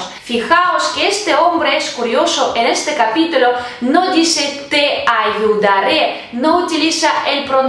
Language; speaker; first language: Spanish; non-native, fluent; Russian